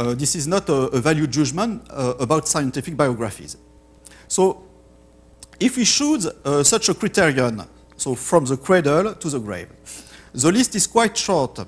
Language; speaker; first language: English; non-native, fluent; French